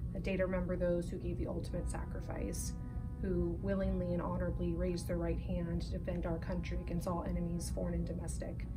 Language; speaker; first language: English; native; English